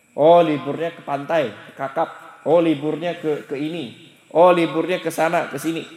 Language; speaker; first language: Indonesian; native; Indonesian